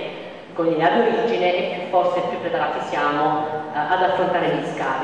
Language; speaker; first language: Italian; native; Italian